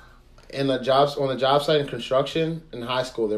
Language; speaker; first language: English; native; English